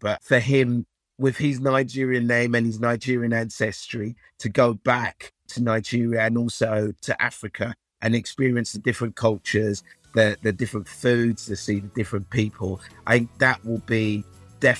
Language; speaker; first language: English; early bilingual, other home language; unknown